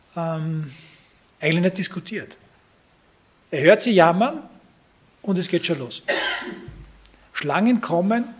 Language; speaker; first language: German; native; German